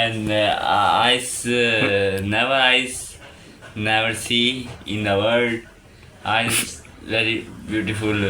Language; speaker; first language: English; non-native, learner; Urdu